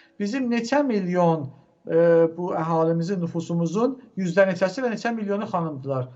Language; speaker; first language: Azerbaijani; native; Azerbaijani